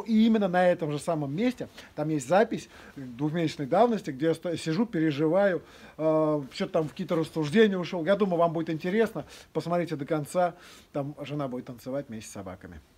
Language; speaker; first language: Russian; native; Russian